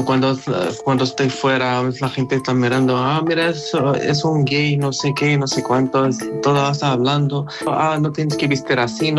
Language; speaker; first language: Spanish; non-native, learner; Arabic